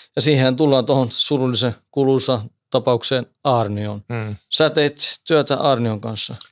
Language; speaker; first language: Finnish; early bilingual, heritage; Finnish